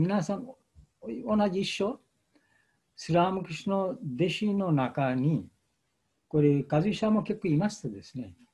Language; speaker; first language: Japanese; non-native, fluent; Bangla